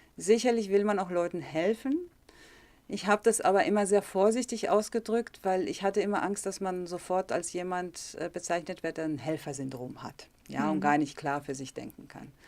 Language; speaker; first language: German; early bilingual, heritage; German